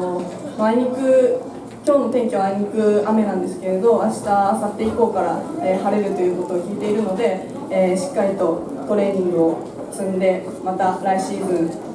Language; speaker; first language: Japanese; native; Japanese